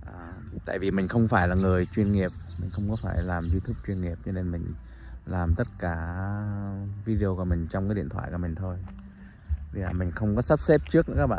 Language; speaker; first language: Vietnamese; early bilingual, heritage; Vietnamese